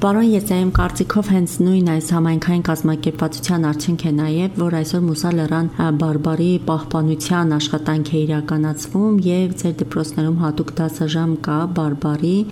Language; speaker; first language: Armenian; native; Armenian